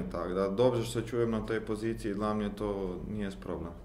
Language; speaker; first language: Polish; non-native, learner; Croatian